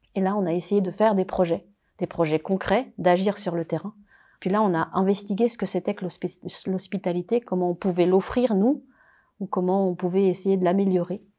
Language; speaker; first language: French; native; French